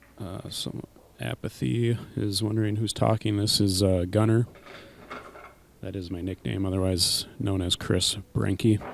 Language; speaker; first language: English; native; English